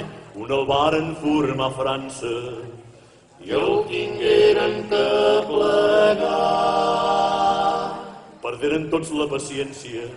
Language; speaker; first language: Catalan; native; Catalan